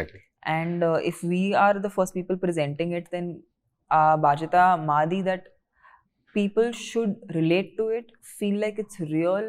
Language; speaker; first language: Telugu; non-native, fluent; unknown